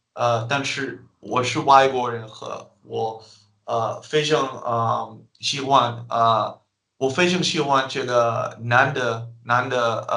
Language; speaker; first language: Chinese; non-native, learner; Dutch